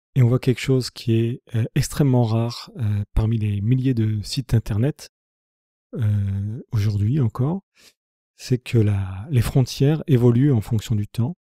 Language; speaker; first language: French; native; French